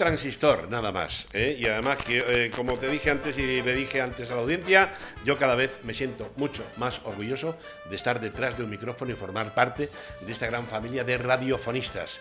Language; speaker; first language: Spanish; native; Spanish